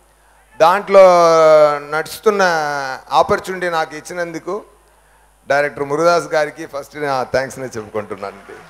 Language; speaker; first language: Telugu; non-native, fluent; Tamil